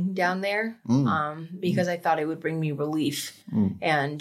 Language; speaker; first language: English; native; English